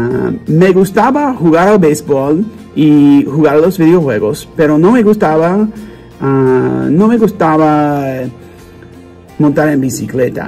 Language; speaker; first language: Spanish; non-native, learner; English